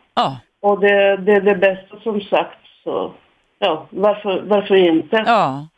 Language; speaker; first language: Swedish; non-native, fluent; Serbian